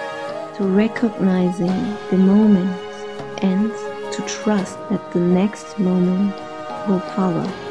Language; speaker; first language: English; non-native, fluent; German